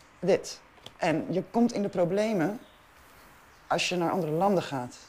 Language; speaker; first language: Dutch; non-native, local second language; Papiamento